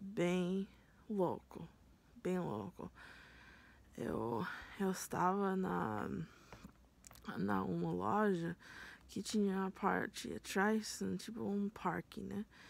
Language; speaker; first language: Portuguese; non-native, learner; English